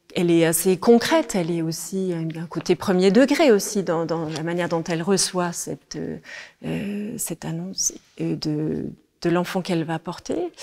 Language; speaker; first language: French; non-native, fluent; Danish